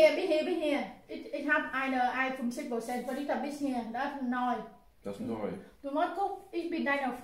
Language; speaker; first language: German; non-native, learner; Vietnamese